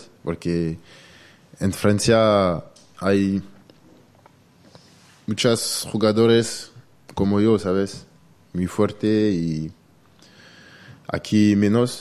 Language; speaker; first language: Spanish; non-native, learner; French